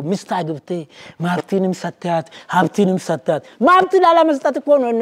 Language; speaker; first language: Amharic; non-native, local second language; Oromo